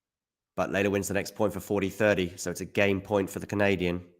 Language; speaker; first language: English; native; English